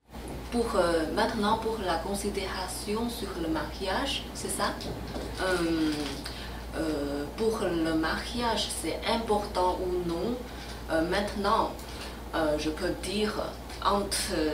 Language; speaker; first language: French; non-native, learner; Chinese